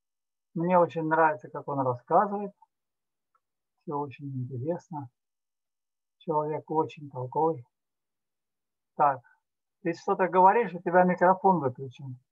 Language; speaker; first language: Russian; native; Russian